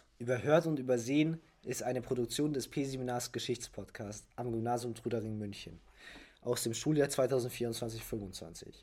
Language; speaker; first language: German; native; German